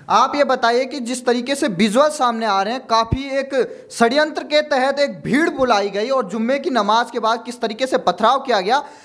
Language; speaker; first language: Hindi; native; Hindi